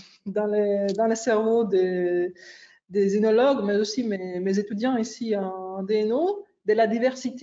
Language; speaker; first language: French; non-native, fluent; Greek